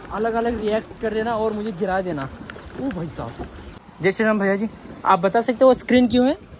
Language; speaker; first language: Hindi; non-native, local second language; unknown